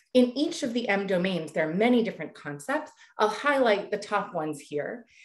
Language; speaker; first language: English; native; English